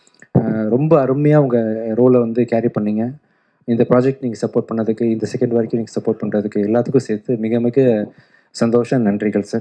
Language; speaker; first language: Tamil; native; Tamil